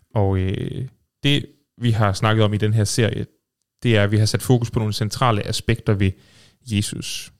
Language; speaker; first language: Danish; native; Danish